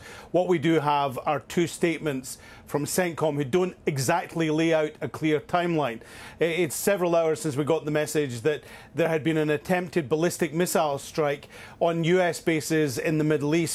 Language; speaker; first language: English; native; English